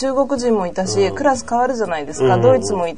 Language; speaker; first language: Japanese; early bilingual, other home language; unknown